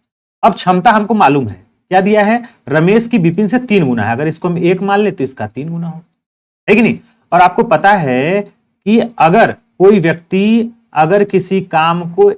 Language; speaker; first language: Hindi; native; Hindi